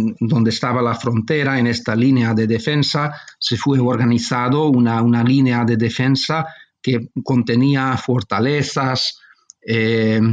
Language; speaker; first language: Spanish; non-native, fluent; Hungarian